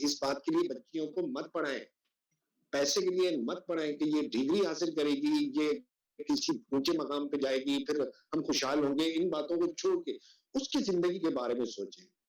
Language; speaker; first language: Urdu; non-native, local second language; Sindhi